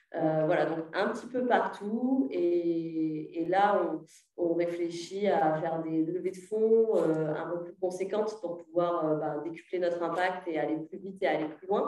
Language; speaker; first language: French; native; French